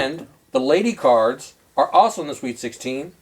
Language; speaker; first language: English; native; English